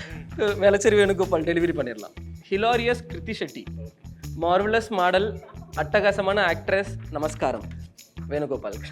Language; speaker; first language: Tamil; native; Tamil